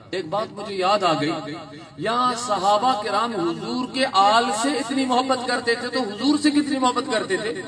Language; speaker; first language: Urdu; non-native, local second language; Sindhi